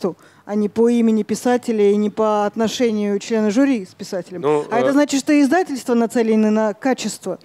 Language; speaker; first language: Russian; native; Russian